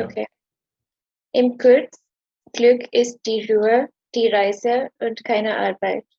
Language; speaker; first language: German; non-native, learner; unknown